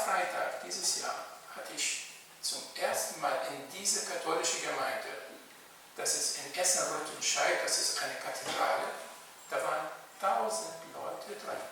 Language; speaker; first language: German; non-native, fluent; Arabic